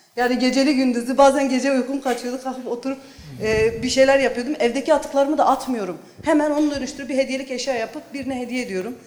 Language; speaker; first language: Turkish; native; Turkish